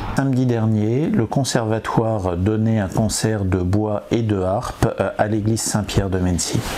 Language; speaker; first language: French; native; French